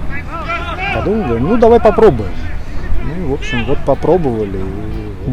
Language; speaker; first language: Russian; native; Russian